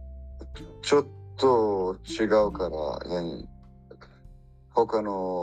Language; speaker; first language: Japanese; non-native, learner; Arabic